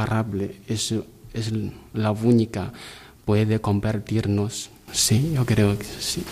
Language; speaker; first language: Spanish; non-native, learner; Chinese